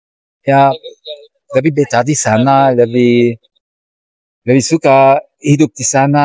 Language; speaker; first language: Indonesian; non-native, fluent; German